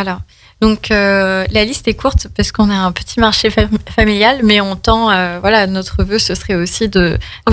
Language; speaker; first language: French; native; French